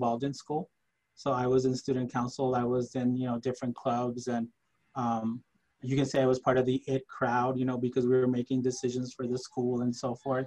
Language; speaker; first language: English; early bilingual, other home language; Spanish